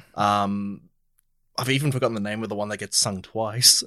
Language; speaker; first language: English; non-native, fluent; Polish